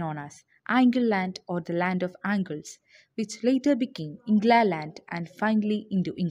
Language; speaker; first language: English; non-native, local second language; Malayalam